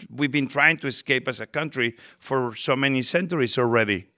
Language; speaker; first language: English; non-native, fluent; Spanish